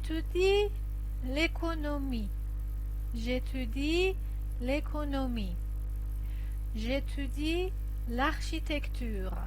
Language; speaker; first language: French; non-native, fluent; Persian